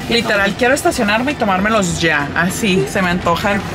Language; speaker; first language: Spanish; early bilingual, heritage; Spanish